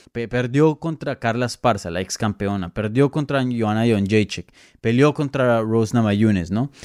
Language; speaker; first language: Spanish; native; Spanish